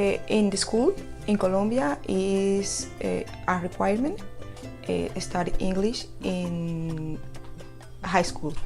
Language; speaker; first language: English; non-native, learner; Spanish